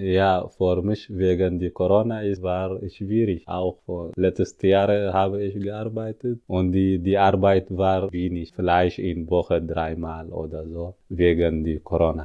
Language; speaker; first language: German; non-native, learner; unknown